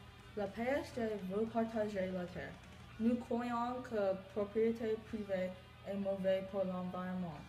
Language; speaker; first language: French; non-native, learner; English